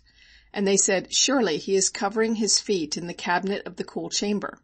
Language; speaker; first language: English; native; English